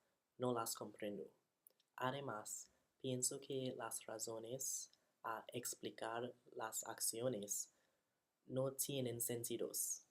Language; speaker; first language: Spanish; non-native, learner; English